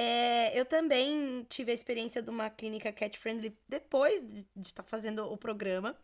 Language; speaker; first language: Portuguese; native; Portuguese